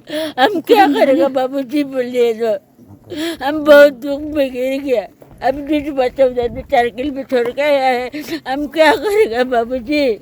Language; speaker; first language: Hindi; non-native, local second language; Bangla